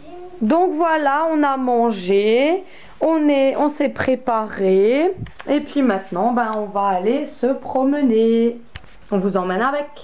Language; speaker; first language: French; native; French